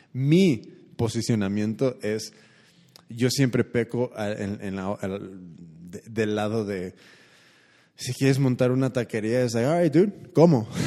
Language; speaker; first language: Spanish; early bilingual, heritage; Spanish